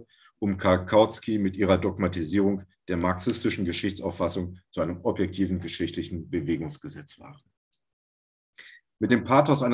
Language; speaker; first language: German; native; German